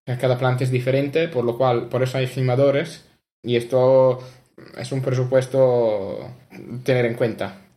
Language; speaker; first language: Spanish; non-native, fluent; Italian